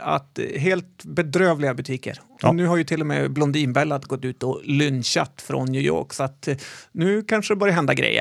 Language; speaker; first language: Swedish; native; Swedish